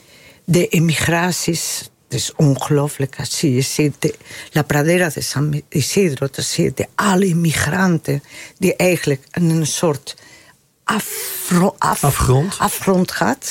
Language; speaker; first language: Dutch; non-native, fluent; Spanish